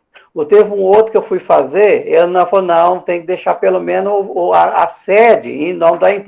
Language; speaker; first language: Portuguese; native; Portuguese